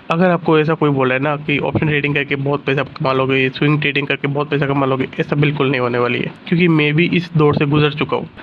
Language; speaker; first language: Hindi; non-native, local second language; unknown